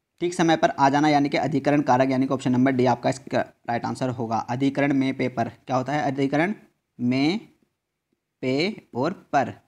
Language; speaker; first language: Hindi; native; Hindi